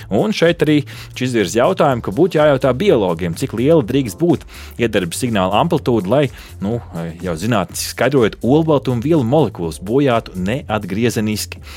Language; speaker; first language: Latvian; native; Latvian